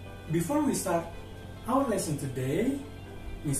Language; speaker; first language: English; non-native, fluent; Indonesian